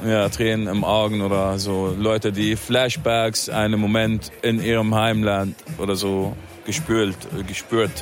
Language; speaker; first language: German; non-native, fluent; Arabic